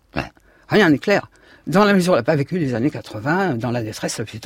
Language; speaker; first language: French; native; French